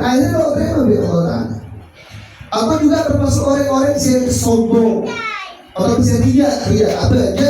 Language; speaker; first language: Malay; non-native, local second language; Javanese